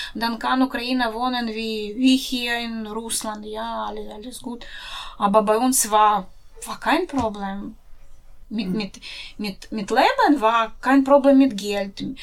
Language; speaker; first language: German; non-native, learner; Russian